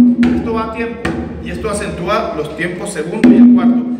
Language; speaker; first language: Spanish; native; Spanish